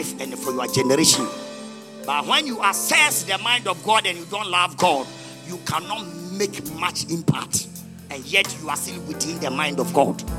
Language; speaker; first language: English; non-native, local second language; Akan